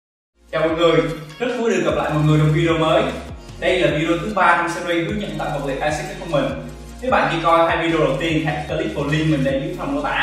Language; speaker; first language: Vietnamese; native; Vietnamese